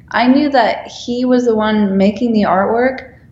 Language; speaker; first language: English; non-native, fluent; Dutch